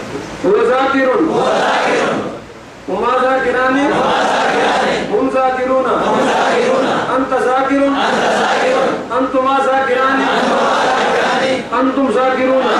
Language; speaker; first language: Arabic; non-native, learner; Urdu